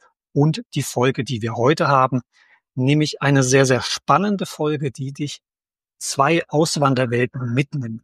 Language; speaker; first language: German; native; German